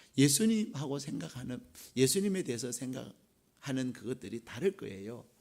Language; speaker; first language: Korean; native; Korean